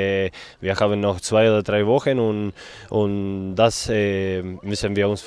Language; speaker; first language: German; non-native, fluent; Spanish